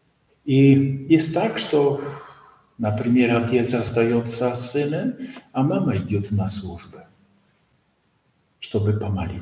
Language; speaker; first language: Russian; non-native, learner; Polish